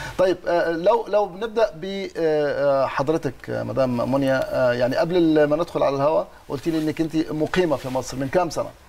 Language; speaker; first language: Arabic; native; Arabic